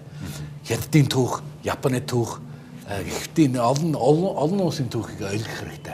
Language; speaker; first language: Mongolian; non-native, fluent; English